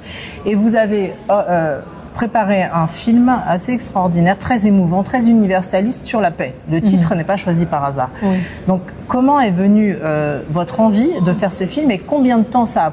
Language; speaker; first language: French; native; French